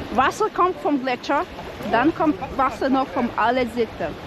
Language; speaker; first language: German; non-native, learner; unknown